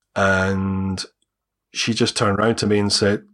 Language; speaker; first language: English; native; English